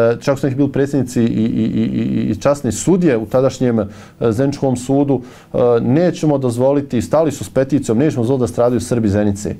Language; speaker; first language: Bosnian; native; Bosnian